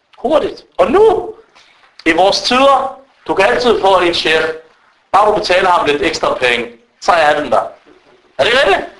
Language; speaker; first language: Danish; early bilingual, other home language; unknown